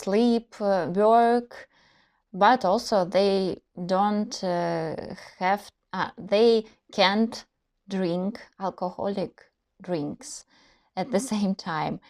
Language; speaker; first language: English; non-native, learner; Russian